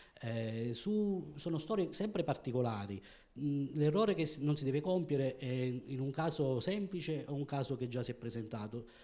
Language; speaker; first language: Italian; native; Italian